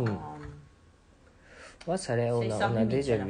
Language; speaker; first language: French; non-native, fluent; Japanese